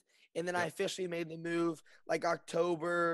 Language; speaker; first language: English; native; English